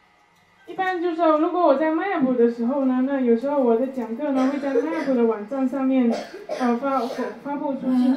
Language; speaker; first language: Chinese; native; Chinese